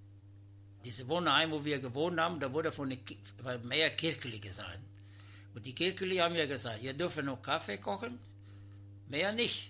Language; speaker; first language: German; non-native, learner; Italian